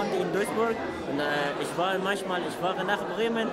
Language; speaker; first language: German; non-native, learner; Arabic